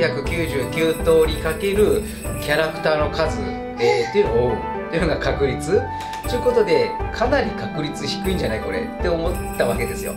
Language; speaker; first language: Japanese; native; Japanese